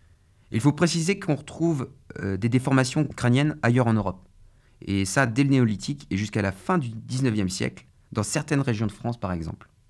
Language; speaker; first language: French; native; French